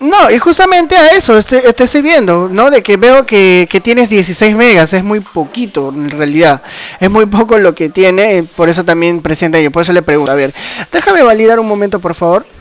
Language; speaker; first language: Spanish; native; Spanish